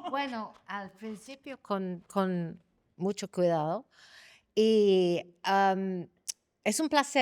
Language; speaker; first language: Spanish; non-native, fluent; English